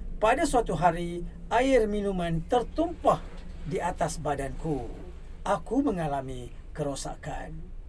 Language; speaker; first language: Malay; non-native, local second language; Tamil